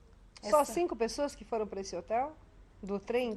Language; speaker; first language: Portuguese; native; Portuguese